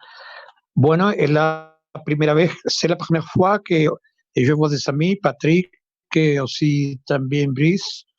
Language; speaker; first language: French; non-native, fluent; Spanish